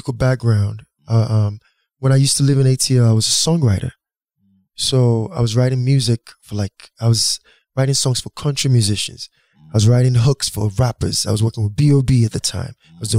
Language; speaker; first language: English; non-native, local second language; Yoruba